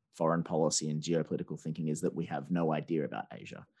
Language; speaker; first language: English; native; English